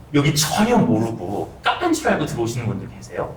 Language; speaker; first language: Korean; native; Korean